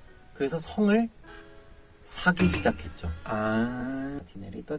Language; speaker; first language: Korean; native; Korean